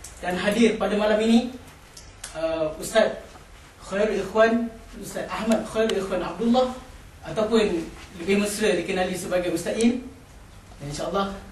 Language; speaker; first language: Malay; native; Malay